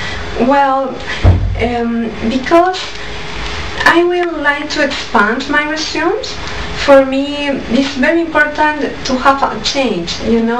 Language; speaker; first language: English; non-native, learner; Spanish